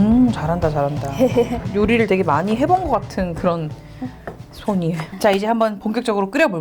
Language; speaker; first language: Korean; native; Korean